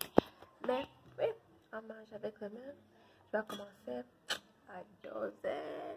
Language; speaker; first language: French; early bilingual, heritage; English